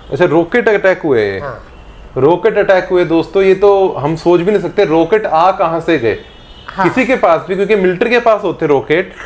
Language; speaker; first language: Hindi; native; Hindi